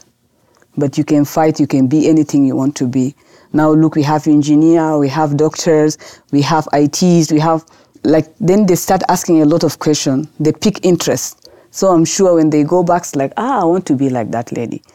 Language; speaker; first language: English; non-native, fluent; Arabic